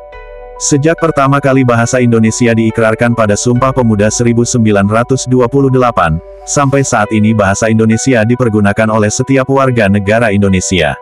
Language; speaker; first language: Indonesian; native; Indonesian